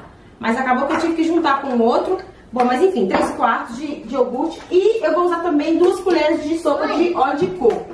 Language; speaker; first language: Portuguese; native; Portuguese